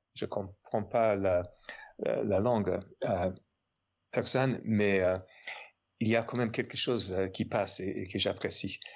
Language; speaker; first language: French; non-native, fluent; English